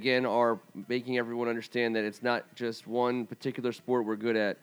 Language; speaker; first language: English; native; English